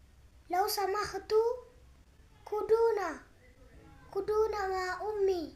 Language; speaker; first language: Arabic; non-native, learner; Amharic